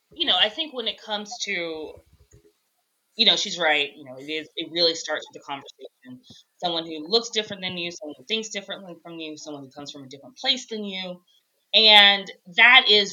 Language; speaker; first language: English; native; English